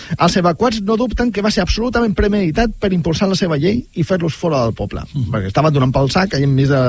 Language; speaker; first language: Catalan; native; Catalan